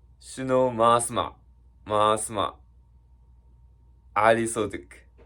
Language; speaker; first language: Arabic; non-native, learner; Japanese